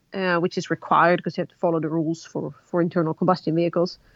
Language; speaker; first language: English; non-native, fluent; Swedish